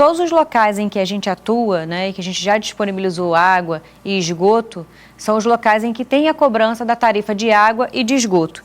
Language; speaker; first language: Portuguese; native; Portuguese